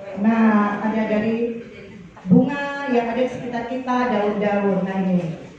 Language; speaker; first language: Indonesian; native; Indonesian